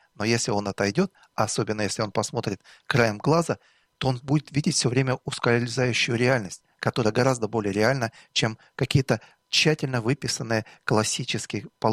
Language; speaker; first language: Russian; native; Russian